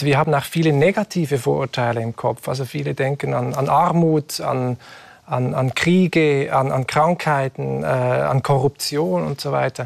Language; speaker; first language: German; native; German